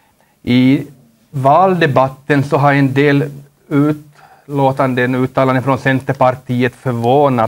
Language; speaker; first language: Swedish; native; Swedish